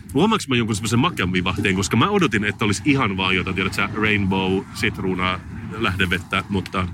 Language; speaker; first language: Finnish; native; Finnish